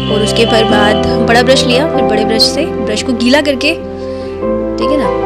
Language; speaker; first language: Hindi; non-native, local second language; Dogri